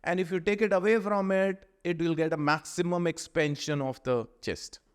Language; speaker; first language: English; non-native, local second language; Punjabi